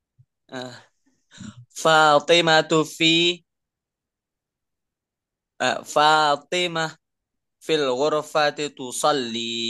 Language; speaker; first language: Arabic; non-native, learner; Indonesian